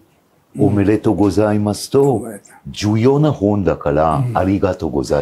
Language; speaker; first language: Japanese; non-native, fluent; Hebrew